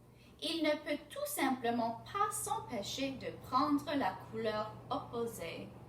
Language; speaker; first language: French; non-native, fluent; English